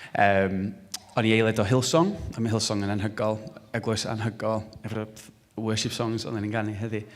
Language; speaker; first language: Welsh; non-native, local second language; English